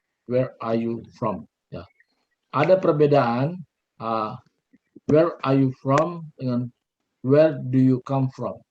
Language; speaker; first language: English; non-native, learner; Indonesian